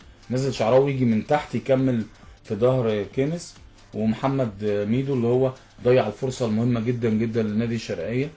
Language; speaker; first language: Arabic; native; Arabic